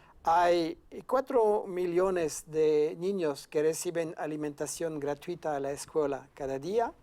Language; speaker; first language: Spanish; non-native, fluent; French